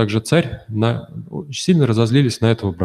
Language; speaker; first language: Russian; native; Russian